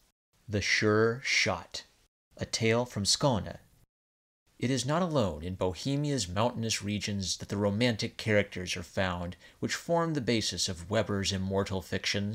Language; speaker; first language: English; native; English